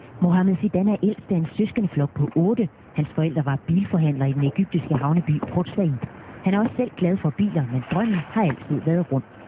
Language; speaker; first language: Danish; native; Danish